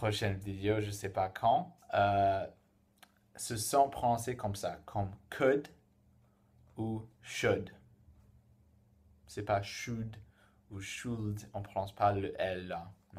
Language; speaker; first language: French; non-native, fluent; English